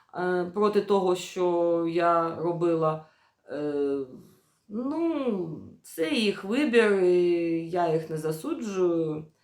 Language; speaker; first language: Ukrainian; non-native, local second language; Russian